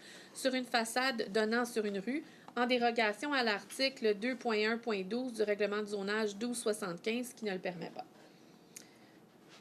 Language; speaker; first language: French; native; French